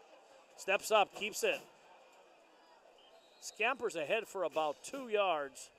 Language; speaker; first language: English; native; English